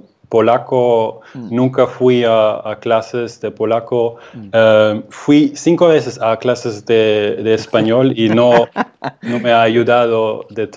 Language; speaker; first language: Spanish; non-native, fluent; German